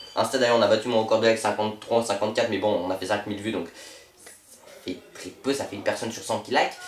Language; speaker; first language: French; native; French